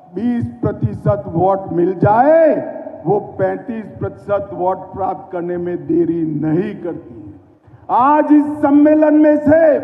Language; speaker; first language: Hindi; non-native, local second language; Gujarati